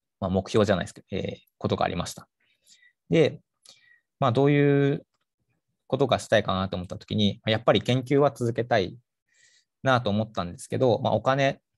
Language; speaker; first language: Japanese; native; Japanese